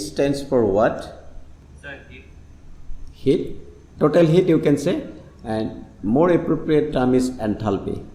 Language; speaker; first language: English; non-native, local second language; Assamese